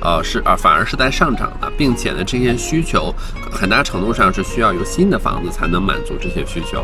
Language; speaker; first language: Chinese; native; Chinese